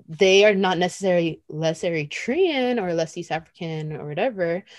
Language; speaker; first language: English; native; English